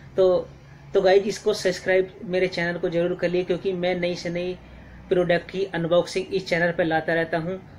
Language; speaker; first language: Hindi; native; Hindi